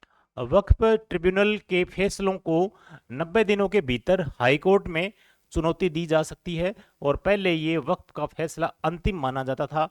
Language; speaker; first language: Hindi; native; Hindi